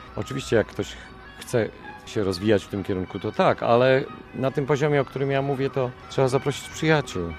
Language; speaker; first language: Polish; native; Polish